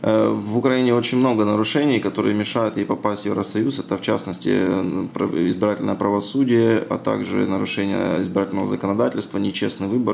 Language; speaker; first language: Russian; native; Russian